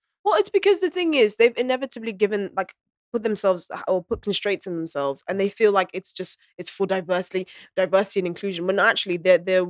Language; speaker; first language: English; non-native, local second language; Akan